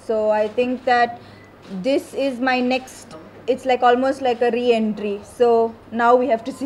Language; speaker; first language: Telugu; non-native, local second language; Tamil